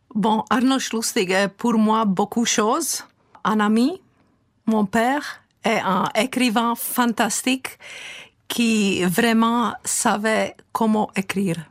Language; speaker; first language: French; non-native, fluent; Czech